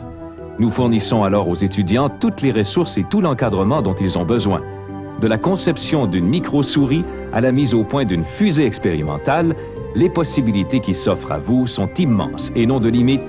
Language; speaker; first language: French; native; French